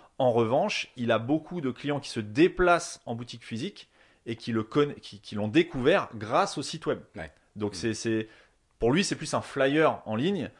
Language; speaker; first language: French; native; French